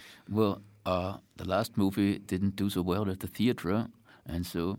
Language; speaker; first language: English; non-native, fluent; German